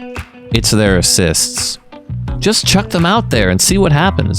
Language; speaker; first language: English; native; English